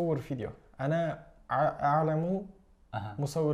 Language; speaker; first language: Arabic; non-native, learner; Kazakh